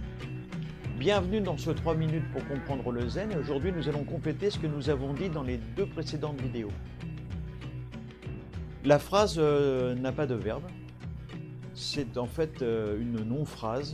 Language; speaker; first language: French; native; French